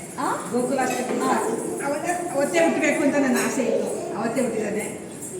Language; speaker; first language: Kannada; native; Kannada